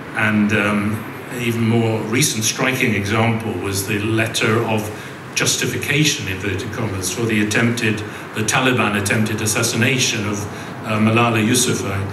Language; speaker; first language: English; native; English